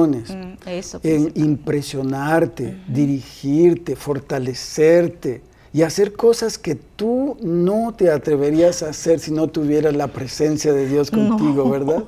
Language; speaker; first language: Spanish; native; Spanish